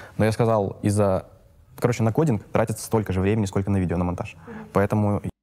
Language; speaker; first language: Russian; native; Russian